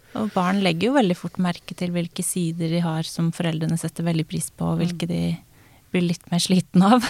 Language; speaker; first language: Norwegian; native; Norwegian